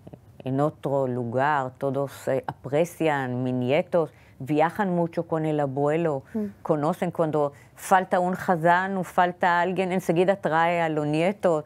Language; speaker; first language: Spanish; non-native, fluent; Hebrew